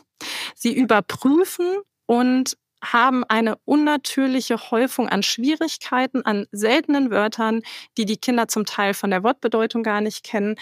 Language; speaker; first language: German; native; German